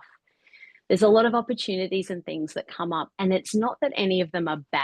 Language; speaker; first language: English; native; English